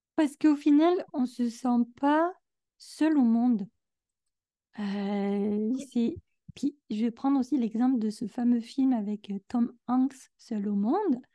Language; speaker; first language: French; native; French